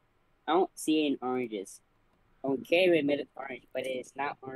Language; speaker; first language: English; native; English